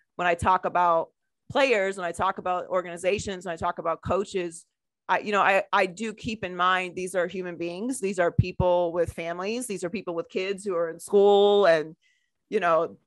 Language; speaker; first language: English; native; English